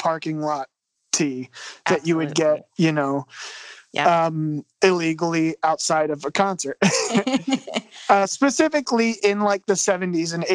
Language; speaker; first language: English; native; English